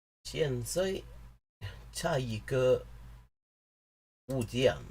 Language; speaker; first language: Chinese; non-native, learner; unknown